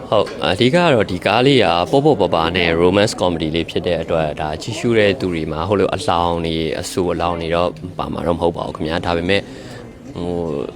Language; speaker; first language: Burmese; native; Burmese